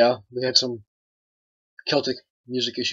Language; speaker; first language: English; native; English